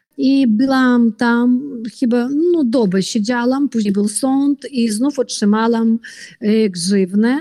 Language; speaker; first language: Polish; early bilingual, heritage; Polish